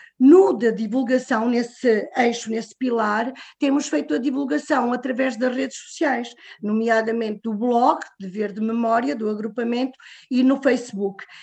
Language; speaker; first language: Portuguese; native; Portuguese